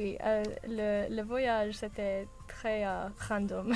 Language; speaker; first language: French; non-native, learner; English